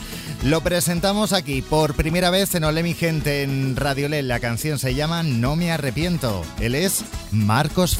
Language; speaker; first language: Spanish; native; Spanish